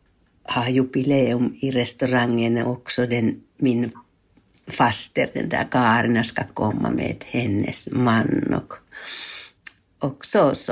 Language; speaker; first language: Swedish; non-native, learner; Finnish